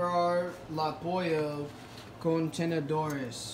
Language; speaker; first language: Spanish; non-native, learner; English